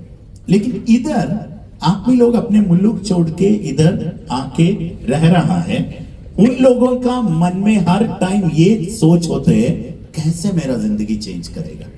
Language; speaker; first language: Hindi; non-native, learner; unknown